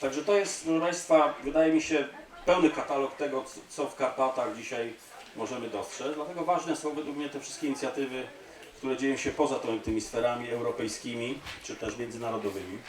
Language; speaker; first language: Polish; native; Polish